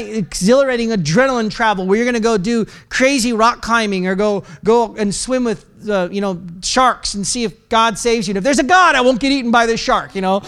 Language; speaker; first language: English; native; English